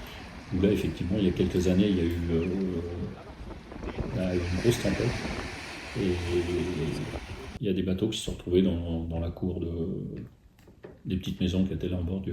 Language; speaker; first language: French; native; French